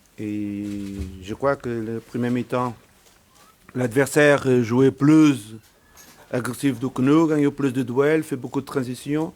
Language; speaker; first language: French; non-native, learner; Portuguese